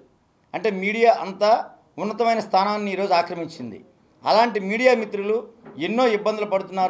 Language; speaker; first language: Telugu; native; Telugu